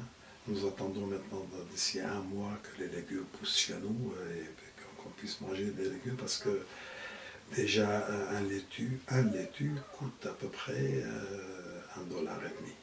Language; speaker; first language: French; non-native, fluent; Arabic